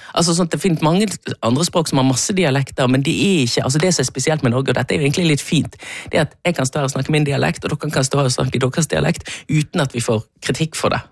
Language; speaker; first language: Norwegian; native; Norwegian